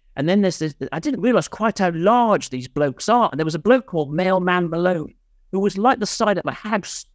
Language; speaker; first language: English; native; English